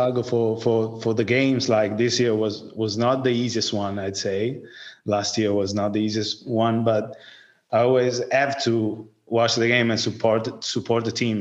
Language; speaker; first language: English; non-native, fluent; Italian